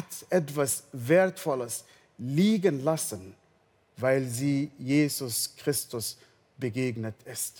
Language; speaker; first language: German; non-native, fluent; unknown